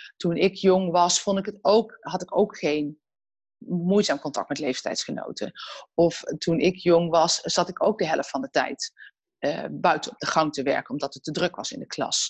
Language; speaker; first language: Dutch; native; Dutch